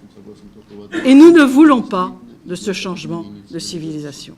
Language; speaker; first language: French; native; French